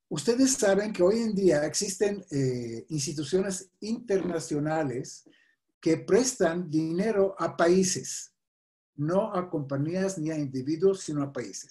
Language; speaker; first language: Spanish; non-native, fluent; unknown